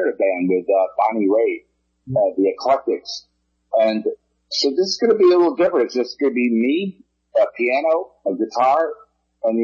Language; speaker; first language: English; native; English